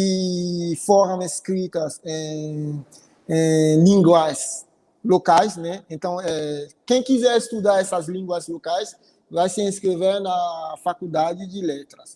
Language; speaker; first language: Portuguese; non-native, fluent; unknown